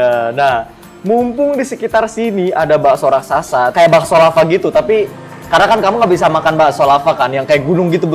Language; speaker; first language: Indonesian; native; Indonesian